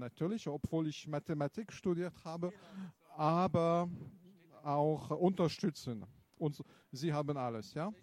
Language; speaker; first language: German; non-native, fluent; French